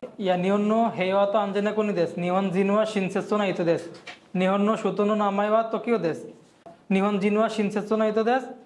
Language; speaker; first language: Japanese; non-native, learner; Bangla